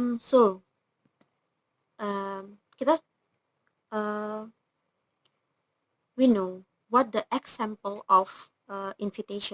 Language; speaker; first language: English; non-native, learner; Indonesian